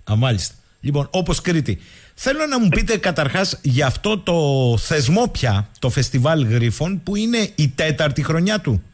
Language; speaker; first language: Greek; native; Greek